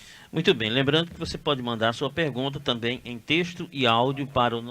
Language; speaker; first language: Portuguese; native; Portuguese